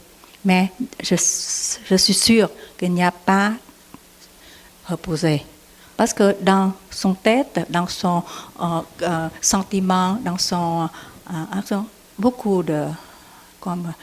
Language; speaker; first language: French; non-native, learner; Vietnamese